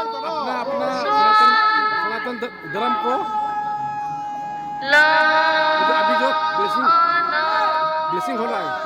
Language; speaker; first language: Hindi; non-native, local second language; Rongmei Naga